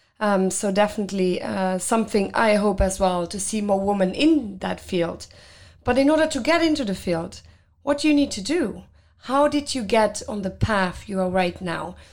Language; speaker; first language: English; non-native, fluent; Luxembourgish